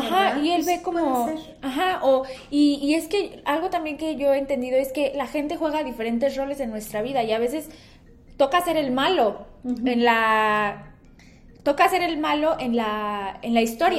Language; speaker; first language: Spanish; native; Spanish